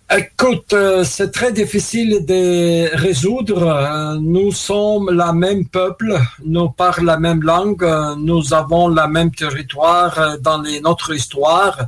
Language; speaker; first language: French; non-native, learner; Russian